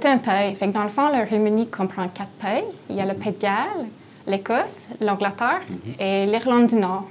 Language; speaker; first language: French; non-native, fluent; English